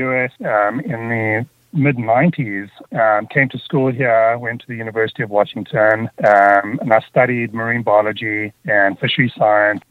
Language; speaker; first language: English; native; English